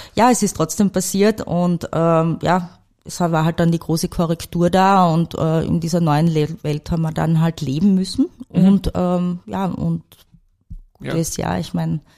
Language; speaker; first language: German; native; German